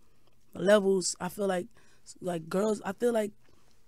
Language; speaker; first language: English; native; English